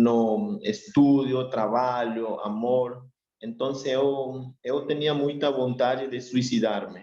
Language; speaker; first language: Portuguese; non-native, learner; Spanish